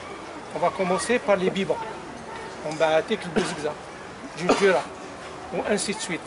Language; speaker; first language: French; non-native, local second language; Arabic